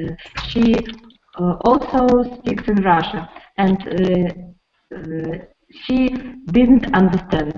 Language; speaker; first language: English; non-native, learner; Russian